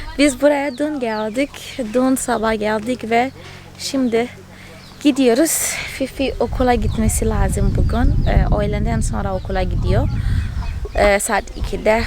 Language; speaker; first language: Turkish; non-native, fluent; Portuguese